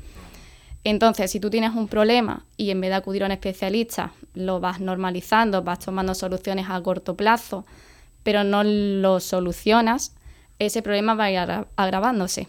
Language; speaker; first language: Spanish; native; Spanish